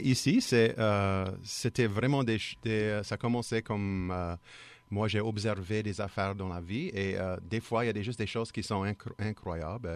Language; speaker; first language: French; native; French